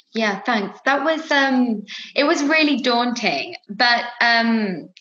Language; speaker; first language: English; native; English